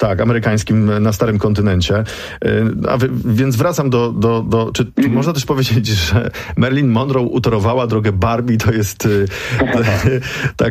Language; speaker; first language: Polish; native; Polish